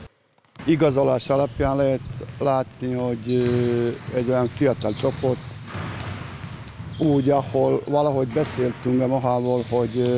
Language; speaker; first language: Hungarian; non-native, fluent; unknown